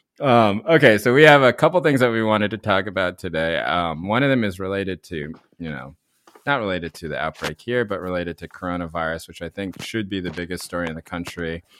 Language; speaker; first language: English; early bilingual, other home language; Korean